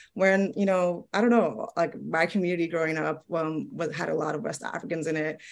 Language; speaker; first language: English; native; English